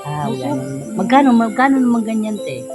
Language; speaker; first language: Filipino; non-native, local second language; Cebuano